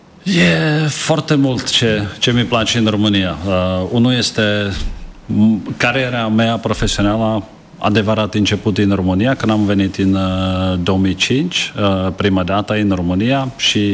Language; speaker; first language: Romanian; non-native, fluent; Czech